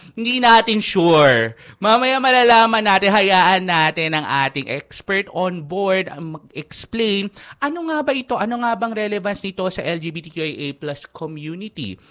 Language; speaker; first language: Filipino; non-native, local second language; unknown